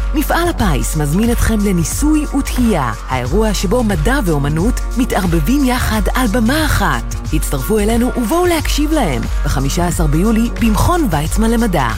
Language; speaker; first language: Hebrew; native; Hebrew